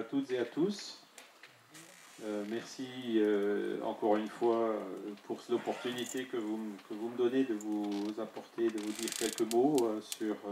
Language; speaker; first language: French; native; French